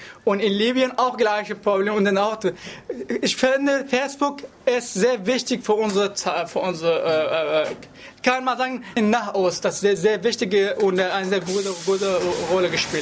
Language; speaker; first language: German; non-native, learner; Arabic